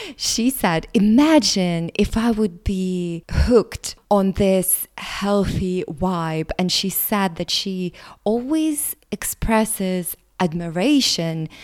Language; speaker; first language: English; non-native, fluent; Latvian